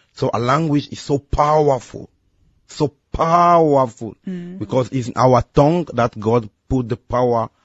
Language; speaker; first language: English; non-native, learner; Lingala